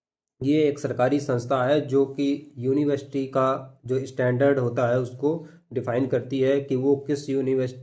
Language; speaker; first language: Hindi; native; Hindi